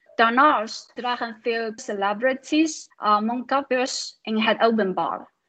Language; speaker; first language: Dutch; non-native, learner; Chinese